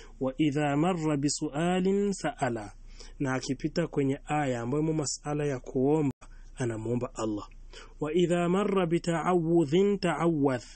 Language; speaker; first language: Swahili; native; Swahili